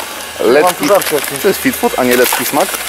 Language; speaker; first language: Polish; native; Polish